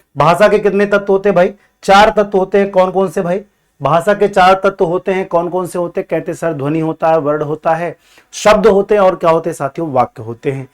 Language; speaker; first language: Hindi; native; Hindi